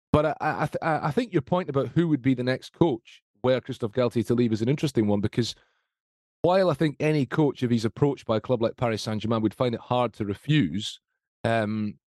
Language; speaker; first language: English; native; English